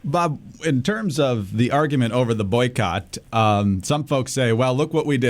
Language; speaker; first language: English; native; English